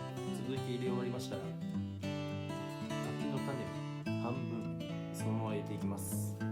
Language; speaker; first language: Japanese; native; Japanese